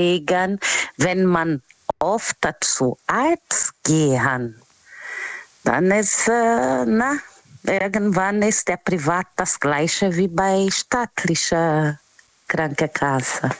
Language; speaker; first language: German; non-native, learner; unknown